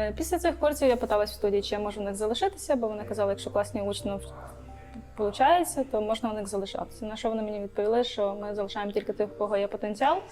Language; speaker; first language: Ukrainian; non-native, local second language; Romanian